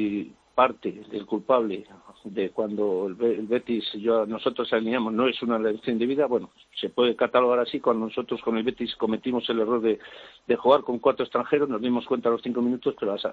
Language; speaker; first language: Spanish; native; Spanish